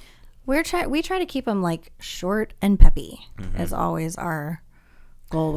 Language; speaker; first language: English; native; English